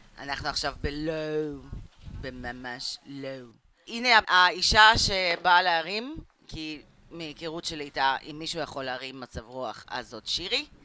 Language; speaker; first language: Hebrew; early bilingual, other home language; Russian